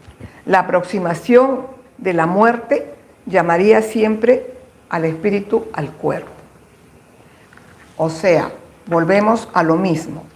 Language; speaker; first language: Spanish; native; Spanish